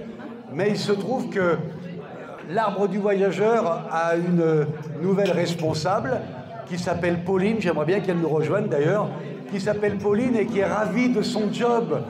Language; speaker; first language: French; native; French